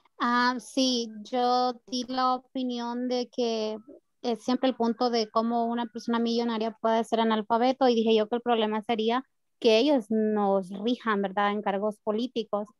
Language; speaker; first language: Spanish; native; Spanish